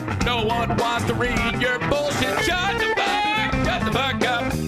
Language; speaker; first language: English; native; English